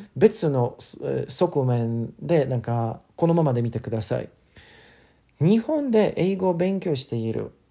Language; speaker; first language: Japanese; non-native, fluent; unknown